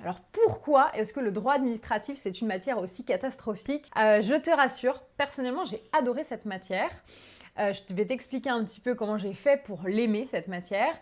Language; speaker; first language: French; native; French